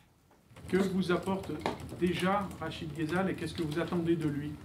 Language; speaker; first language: French; native; French